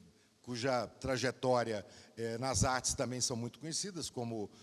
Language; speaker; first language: Portuguese; native; Portuguese